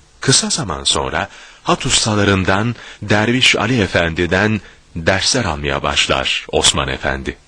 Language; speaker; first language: Turkish; native; Turkish